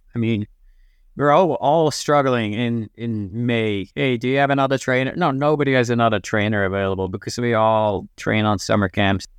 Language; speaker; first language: English; non-native, fluent; Dutch